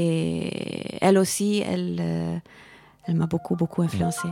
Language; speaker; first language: French; non-native, fluent; Hungarian